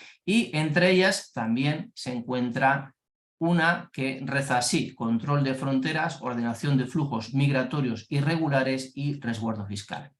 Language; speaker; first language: Spanish; native; Spanish